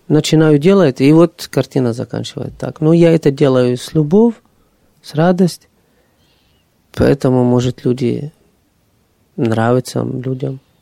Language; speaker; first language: Russian; non-native, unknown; Arabic